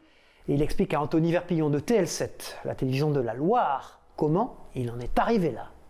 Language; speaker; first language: French; native; French